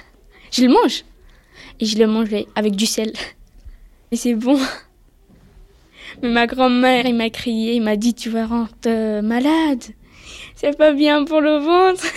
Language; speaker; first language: French; early bilingual, other home language; Pashto